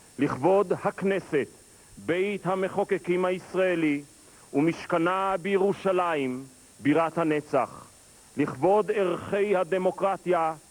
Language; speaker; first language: Hebrew; native; Hebrew